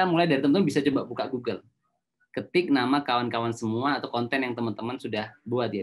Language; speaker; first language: Indonesian; native; Indonesian